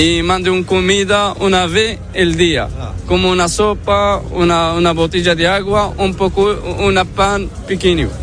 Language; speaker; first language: Spanish; non-native, learner; Arabic